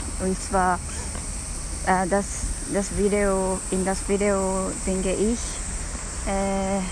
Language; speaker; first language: German; non-native, learner; Japanese